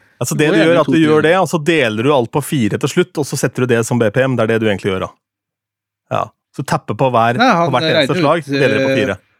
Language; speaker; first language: Norwegian; native; Norwegian